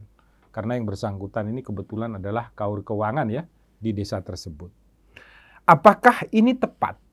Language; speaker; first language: Indonesian; native; Indonesian